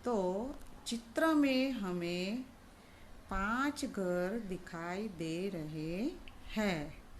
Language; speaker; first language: Hindi; non-native, local second language; Gujarati